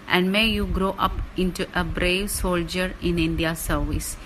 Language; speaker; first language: English; non-native, local second language; Malayalam